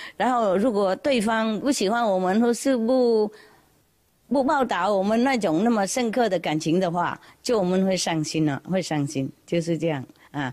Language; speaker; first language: Chinese; non-native, fluent; Vietnamese